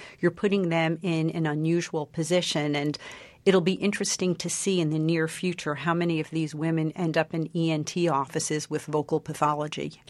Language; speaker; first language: English; native; English